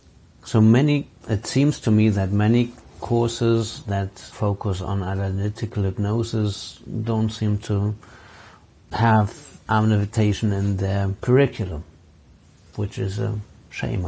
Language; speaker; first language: English; non-native, fluent; German